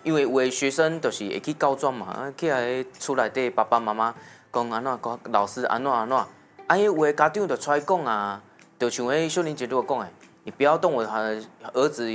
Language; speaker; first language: Chinese; non-native, local second language; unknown